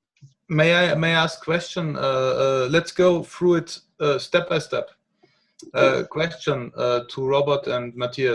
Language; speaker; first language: English; non-native, fluent; German